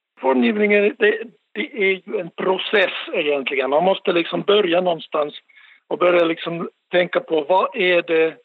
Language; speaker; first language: Swedish; non-native, local second language; Finnish